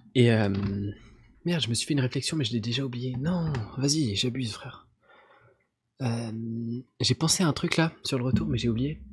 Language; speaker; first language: French; native; French